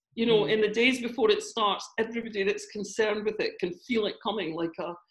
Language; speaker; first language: English; native; English